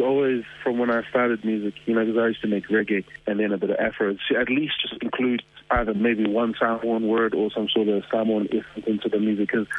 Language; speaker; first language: English; native; English